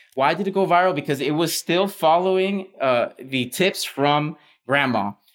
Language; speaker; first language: English; early bilingual, other home language; Spanish